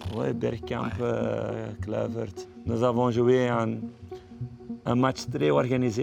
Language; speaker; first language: French; non-native, local second language; Dutch